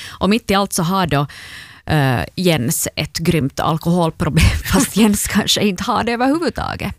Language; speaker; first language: Swedish; native; Swedish